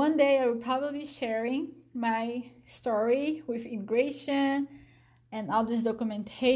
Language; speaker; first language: English; non-native, fluent; Portuguese